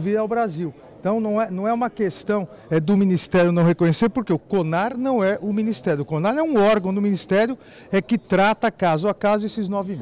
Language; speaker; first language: Portuguese; native; Portuguese